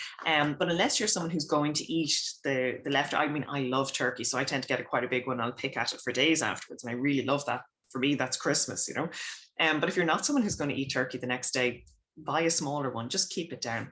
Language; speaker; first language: English; native; English